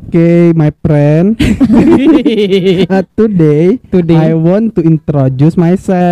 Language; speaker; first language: English; non-native, learner; Indonesian